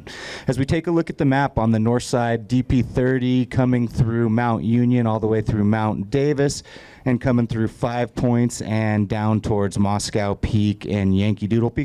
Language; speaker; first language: English; native; English